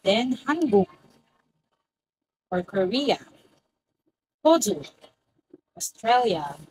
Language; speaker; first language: English; non-native, local second language; Filipino